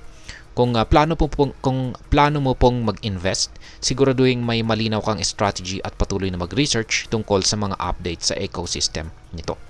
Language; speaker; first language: Filipino; native; Filipino